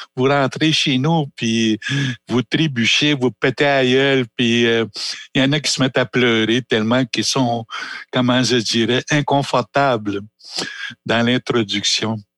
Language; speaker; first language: French; non-native, local second language; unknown